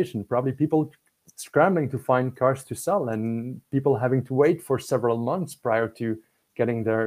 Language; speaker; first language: English; non-native, fluent; French